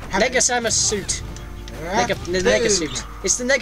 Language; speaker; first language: English; native; English